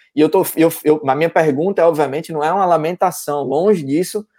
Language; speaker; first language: Portuguese; native; Portuguese